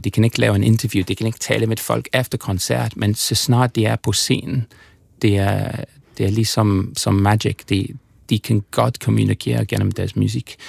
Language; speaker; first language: Danish; non-native, fluent; English